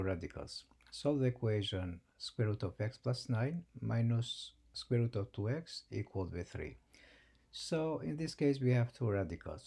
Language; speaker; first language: English; non-native, fluent; Albanian